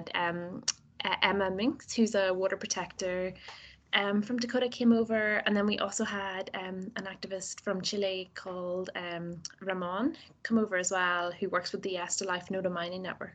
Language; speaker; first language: English; native; English